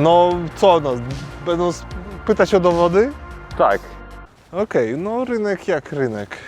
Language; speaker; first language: Polish; non-native, fluent; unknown